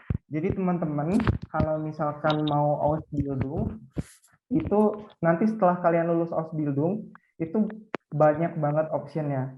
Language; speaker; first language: Indonesian; native; Indonesian